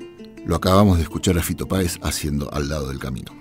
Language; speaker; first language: Spanish; native; Spanish